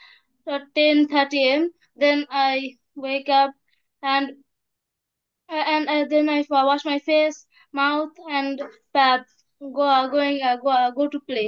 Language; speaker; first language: English; non-native, learner; Bangla